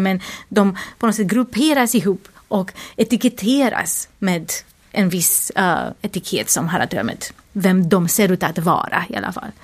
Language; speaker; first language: Swedish; non-native, fluent; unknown